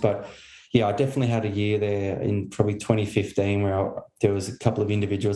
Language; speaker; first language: English; native; English